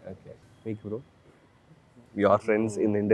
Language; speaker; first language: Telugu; non-native, fluent; Tamil